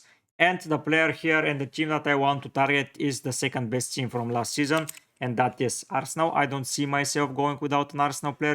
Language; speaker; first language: English; non-native, fluent; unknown